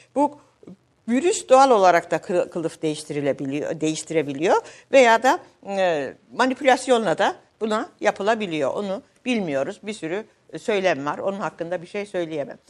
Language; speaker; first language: Turkish; native; Turkish